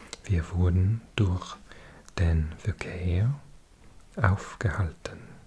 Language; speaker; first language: German; non-native, learner; English